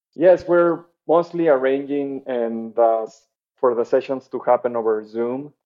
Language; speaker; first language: English; non-native, fluent; Spanish